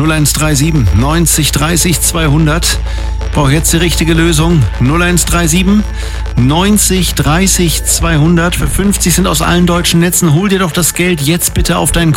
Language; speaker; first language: German; native; German